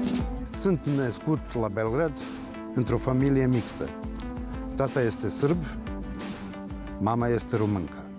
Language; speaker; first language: Romanian; early bilingual, heritage; Serbian